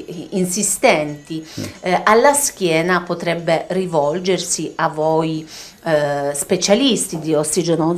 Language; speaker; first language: Italian; native; Italian